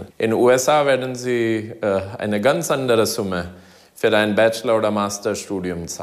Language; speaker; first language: German; non-native, learner; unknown